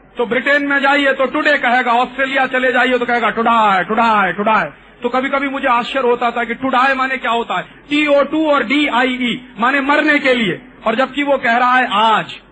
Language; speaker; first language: Hindi; native; Hindi